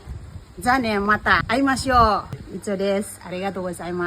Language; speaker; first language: Japanese; non-native, learner; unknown